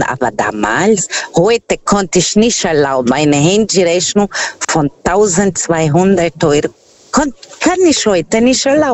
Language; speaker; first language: German; non-native, fluent; Portuguese